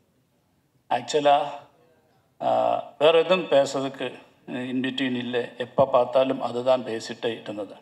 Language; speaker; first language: Tamil; non-native, learner; Malayalam